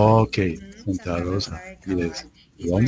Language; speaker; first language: English; non-native, learner; Spanish